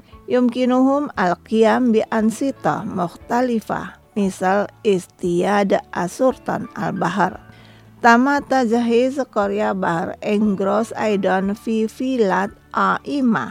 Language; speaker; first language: Arabic; non-native, fluent; Indonesian